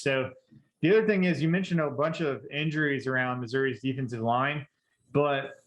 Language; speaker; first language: English; native; English